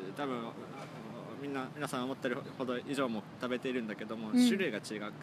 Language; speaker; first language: Japanese; non-native, fluent; Finnish